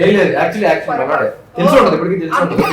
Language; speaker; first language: Telugu; native; Telugu